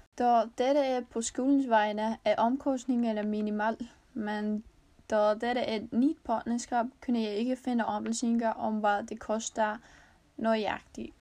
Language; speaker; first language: Danish; non-native, learner; Icelandic